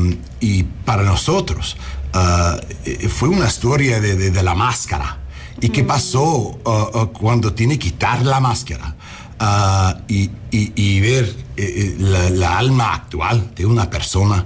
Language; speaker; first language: Spanish; non-native, learner; English